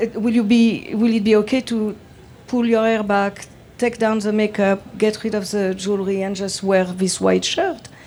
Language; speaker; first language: English; non-native, fluent; French